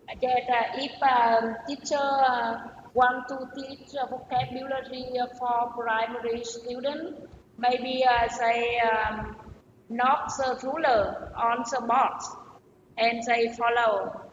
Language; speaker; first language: English; non-native, learner; Vietnamese